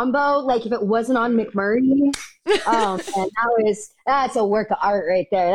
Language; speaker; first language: English; native; English